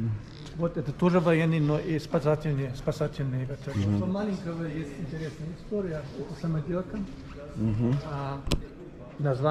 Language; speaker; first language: Russian; non-native, fluent; German